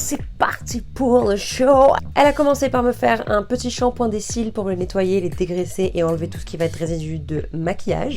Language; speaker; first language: French; native; French